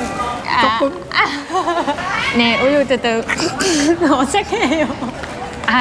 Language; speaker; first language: Korean; non-native, learner; Vietnamese